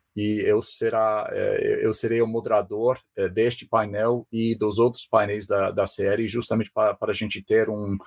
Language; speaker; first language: Portuguese; non-native, fluent; English